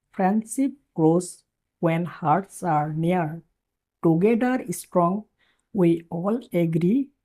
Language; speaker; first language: English; non-native, local second language; Assamese